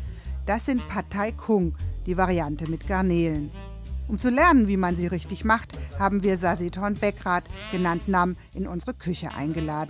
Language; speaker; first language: German; native; German